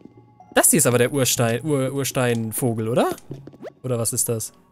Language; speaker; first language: German; native; German